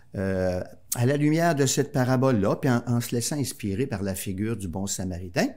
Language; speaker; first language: French; native; French